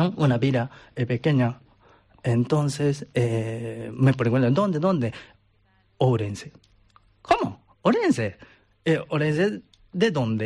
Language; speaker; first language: Spanish; non-native, learner; Japanese